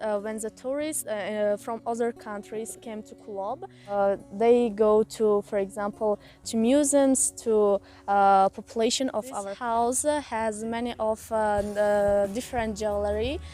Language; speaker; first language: English; non-native, learner; Tajik